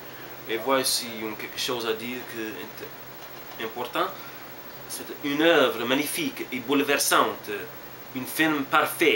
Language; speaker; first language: French; non-native, learner; English